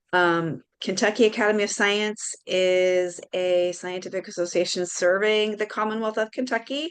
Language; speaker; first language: English; native; English